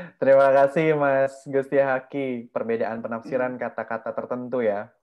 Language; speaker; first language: Indonesian; native; Indonesian